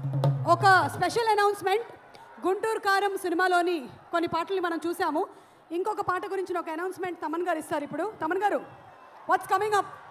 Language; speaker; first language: Telugu; native; Telugu